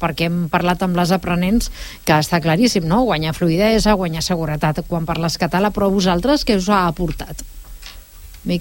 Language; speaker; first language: Catalan; native; Catalan